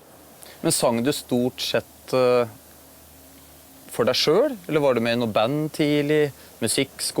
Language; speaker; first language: Norwegian; native; Norwegian